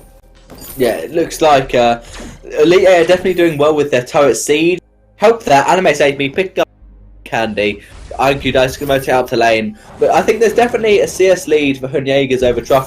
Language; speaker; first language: English; native; English